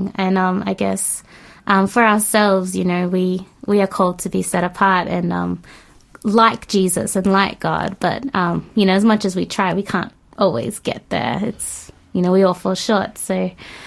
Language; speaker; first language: English; native; English